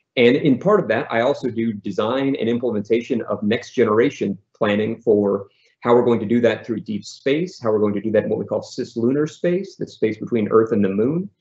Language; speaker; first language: English; native; English